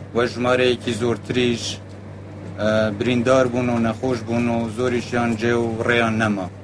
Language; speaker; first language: Central Kurdish; non-native, local second language; Kurdish